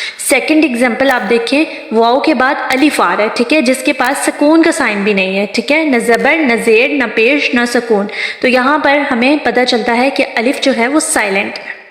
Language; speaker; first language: Urdu; non-native, local second language; Punjabi